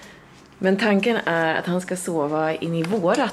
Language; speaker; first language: Swedish; native; Swedish